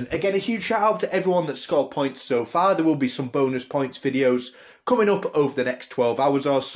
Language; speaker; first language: English; native; English